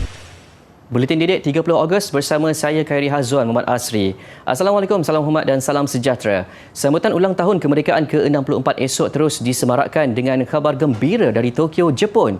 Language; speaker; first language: Malay; native; Malay